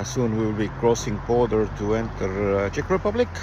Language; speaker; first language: English; non-native, fluent; Estonian